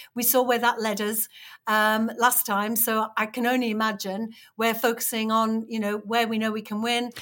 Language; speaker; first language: English; native; English